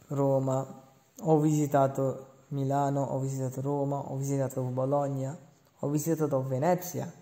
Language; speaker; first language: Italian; non-native, fluent; Bangla